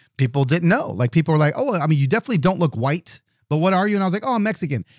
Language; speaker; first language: English; early bilingual, other home language; Yoruba